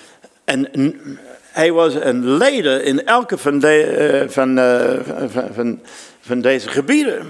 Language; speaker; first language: Dutch; non-native, fluent; English